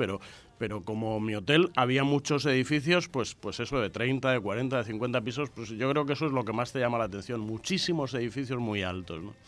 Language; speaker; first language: Spanish; native; Spanish